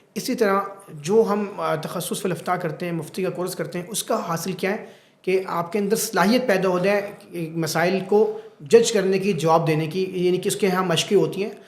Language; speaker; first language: Urdu; non-native, local second language; Punjabi